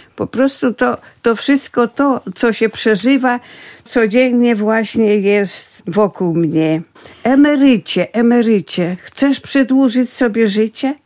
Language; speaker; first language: Polish; native; Polish